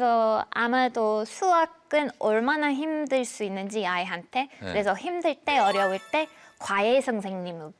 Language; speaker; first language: Korean; non-native, fluent; English